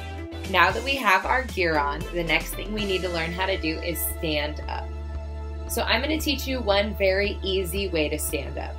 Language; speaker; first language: English; native; English